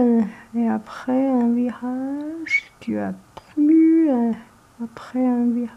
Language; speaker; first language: French; non-native, learner; Chinese